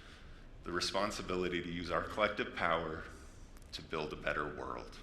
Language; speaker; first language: English; native; English